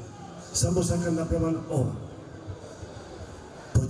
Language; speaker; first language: Macedonian; non-native, learner; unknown